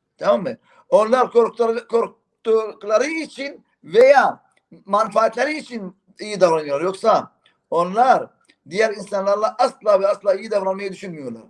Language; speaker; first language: Turkish; non-native, fluent; Arabic